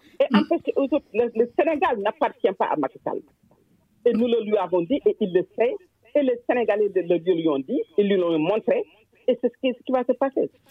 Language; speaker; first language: French; non-native, local second language; Wolof